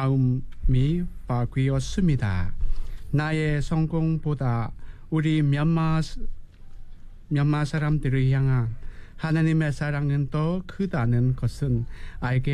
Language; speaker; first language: Korean; non-native, fluent; Burmese